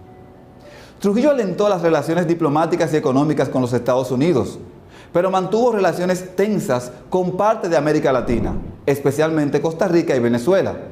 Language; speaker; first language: Spanish; native; Spanish